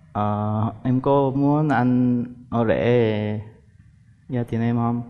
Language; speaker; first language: Vietnamese; non-native, fluent; Korean